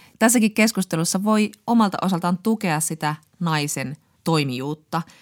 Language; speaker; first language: Finnish; native; Finnish